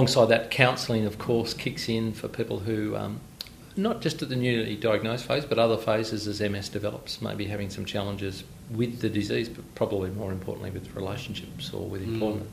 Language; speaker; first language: English; native; English